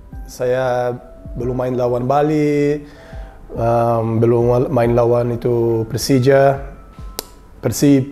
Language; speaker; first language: Indonesian; non-native, learner; Portuguese